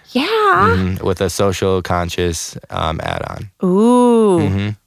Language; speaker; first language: English; native; English